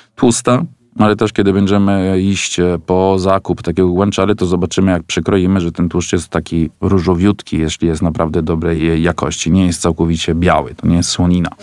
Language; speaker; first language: Polish; non-native, fluent; Italian